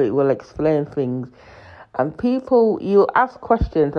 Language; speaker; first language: English; native; English